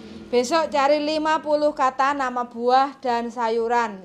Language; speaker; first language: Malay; non-native, local second language; Javanese